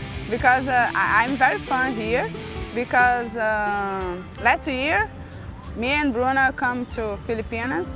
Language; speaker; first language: English; non-native, learner; Portuguese